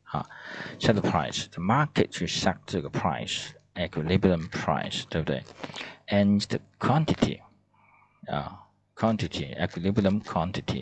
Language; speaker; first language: English; non-native, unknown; Chinese